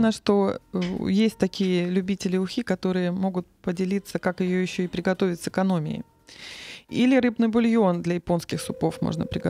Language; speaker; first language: Russian; native; Russian